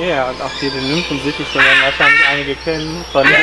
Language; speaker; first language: German; native; German